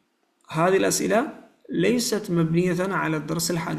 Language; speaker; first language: Arabic; non-native, fluent; Malayalam